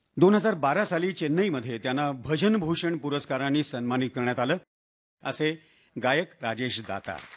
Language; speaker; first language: Marathi; native; Marathi